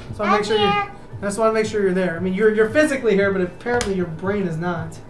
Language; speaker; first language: English; early bilingual, other home language; Spanish